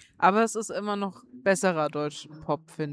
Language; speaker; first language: German; native; German